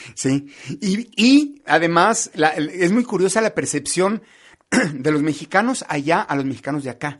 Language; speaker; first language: Spanish; native; Spanish